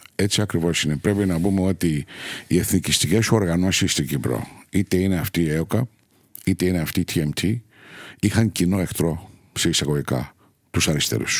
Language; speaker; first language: Greek; non-native, local second language; Turkish